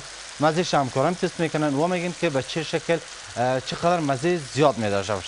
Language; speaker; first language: Persian; native; Persian